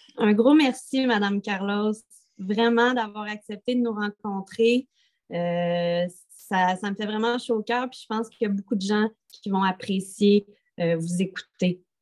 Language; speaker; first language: French; native; French